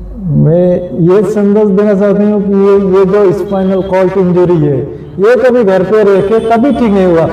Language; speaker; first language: Hindi; non-native, local second language; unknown